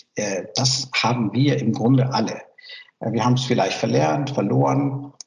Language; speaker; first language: German; early bilingual, other home language; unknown